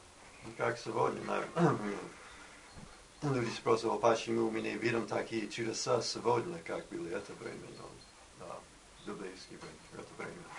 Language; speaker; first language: Russian; non-native, learner; English